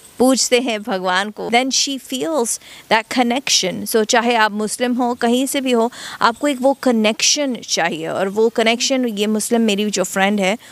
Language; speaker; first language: Hindi; non-native, fluent; English